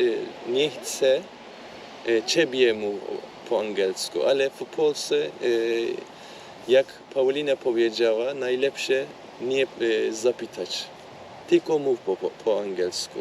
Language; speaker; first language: Polish; non-native, learner; Turkish